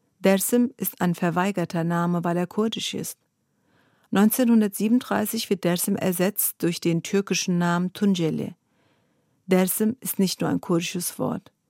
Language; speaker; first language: German; early bilingual, other home language; Zaza